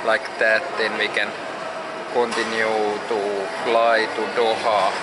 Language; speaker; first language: English; non-native, learner; Finnish